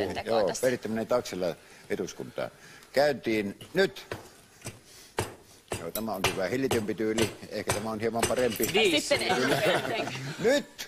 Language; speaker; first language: Finnish; native; Finnish